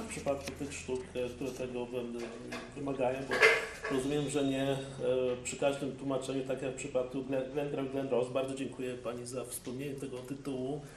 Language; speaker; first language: Polish; native; Polish